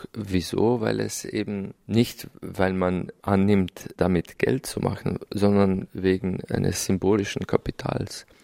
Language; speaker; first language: German; non-native, fluent; Slovenian